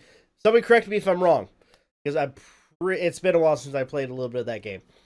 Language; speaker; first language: English; native; English